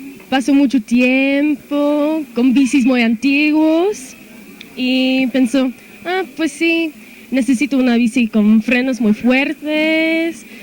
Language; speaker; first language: Spanish; non-native, fluent; English